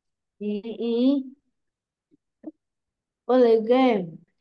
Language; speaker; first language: English; non-native, learner; Vietnamese